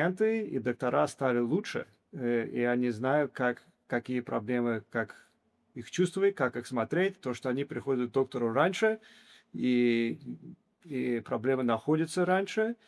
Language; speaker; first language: Russian; early bilingual, heritage; English